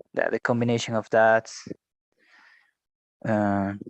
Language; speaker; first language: English; non-native, learner; Spanish